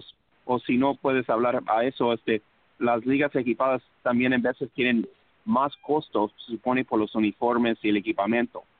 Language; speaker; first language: Spanish; early bilingual, heritage; English